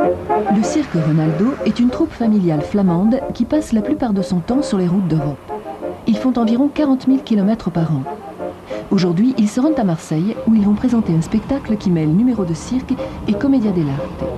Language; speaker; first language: French; native; French